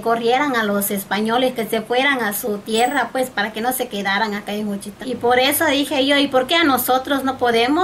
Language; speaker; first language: Spanish; non-native, local second language; Zapotec